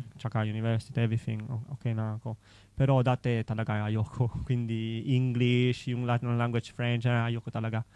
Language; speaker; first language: Filipino; non-native, learner; Italian